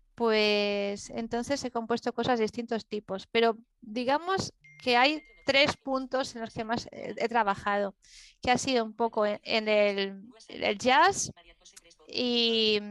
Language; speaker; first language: Spanish; native; Spanish